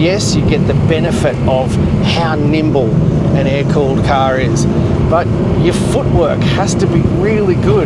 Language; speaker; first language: English; native; English